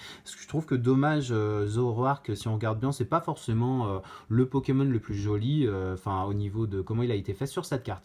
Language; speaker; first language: French; native; French